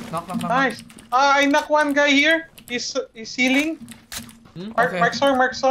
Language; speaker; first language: English; non-native, learner; Thai